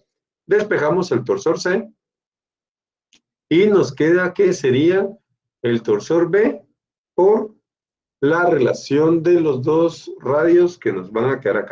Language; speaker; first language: Spanish; native; Spanish